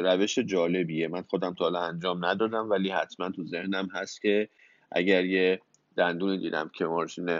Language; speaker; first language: Persian; native; Persian